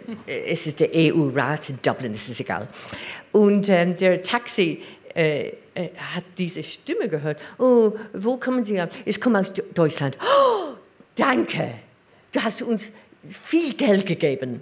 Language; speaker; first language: German; non-native, learner; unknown